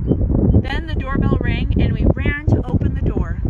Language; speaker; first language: English; native; English